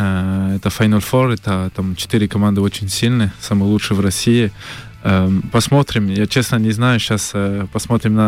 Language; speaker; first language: Russian; early bilingual, heritage; French